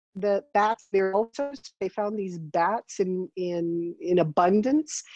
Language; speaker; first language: English; native; English